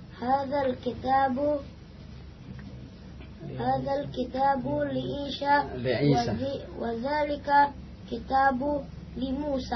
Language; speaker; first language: Arabic; non-native, learner; Indonesian